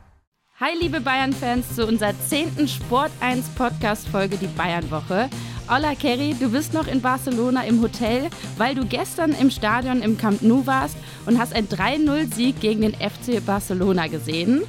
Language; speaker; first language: German; native; German